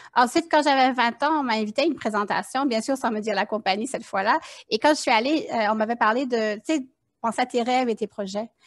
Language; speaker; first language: French; native; French